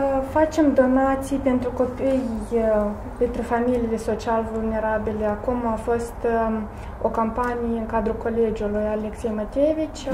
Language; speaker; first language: Romanian; non-native, local second language; Bulgarian